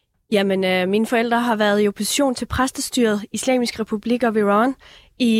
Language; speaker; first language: Danish; early bilingual, other home language; Persian